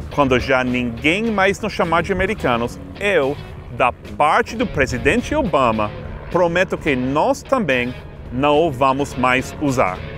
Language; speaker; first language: Portuguese; non-native, fluent; English